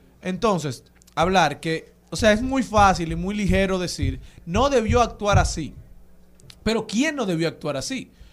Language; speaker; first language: Spanish; native; Spanish